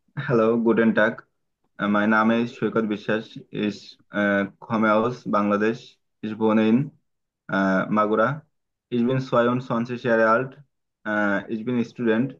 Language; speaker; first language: German; non-native, learner; Bangla